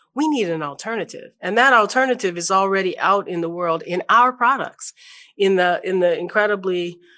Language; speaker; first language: English; native; English